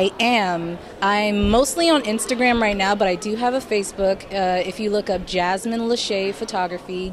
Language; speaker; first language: English; native; English